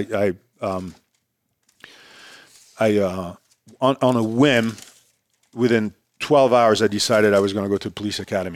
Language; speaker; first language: English; non-native, fluent; French